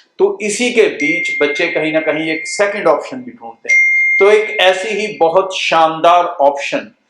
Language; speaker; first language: Hindi; non-native, local second language; Punjabi